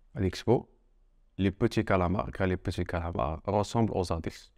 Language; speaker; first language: French; non-native, local second language; Arabic